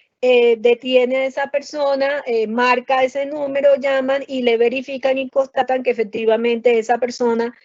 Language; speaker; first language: Spanish; native; Spanish